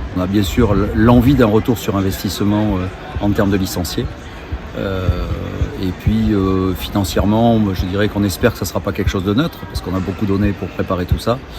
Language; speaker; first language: French; native; French